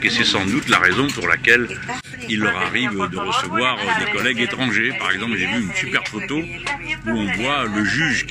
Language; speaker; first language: French; native; French